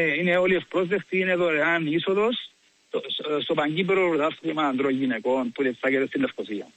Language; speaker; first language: Greek; native; Greek